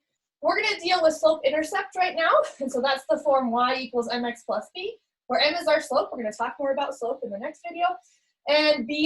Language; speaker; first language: English; native; English